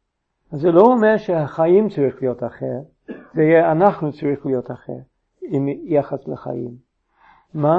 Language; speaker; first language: Hebrew; non-native, fluent; English